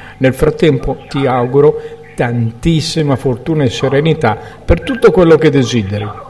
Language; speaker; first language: Italian; native; Italian